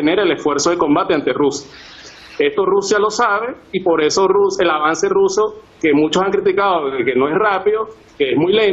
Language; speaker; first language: Spanish; native; Spanish